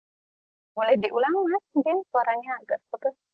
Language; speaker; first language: Indonesian; native; Indonesian